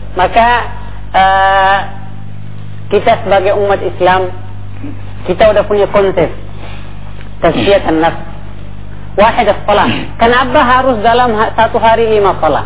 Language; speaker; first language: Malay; non-native, fluent; Arabic